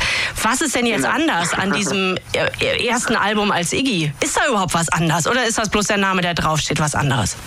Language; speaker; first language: German; native; German